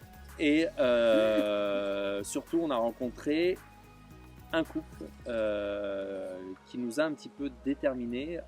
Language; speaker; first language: French; native; French